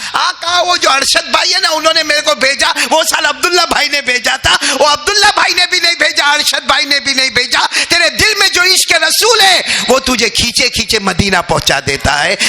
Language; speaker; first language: Urdu; native; Urdu